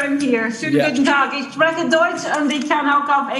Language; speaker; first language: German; non-native, fluent; English